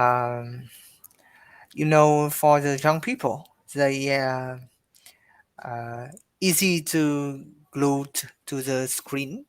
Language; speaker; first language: English; non-native, learner; Vietnamese